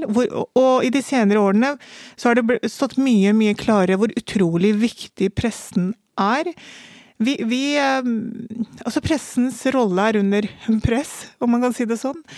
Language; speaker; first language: Norwegian; native; Norwegian